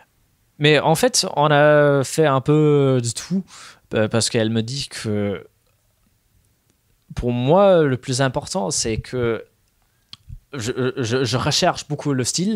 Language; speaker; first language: French; non-native, fluent; English